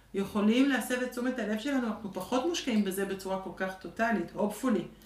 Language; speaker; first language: Hebrew; early bilingual, other home language; French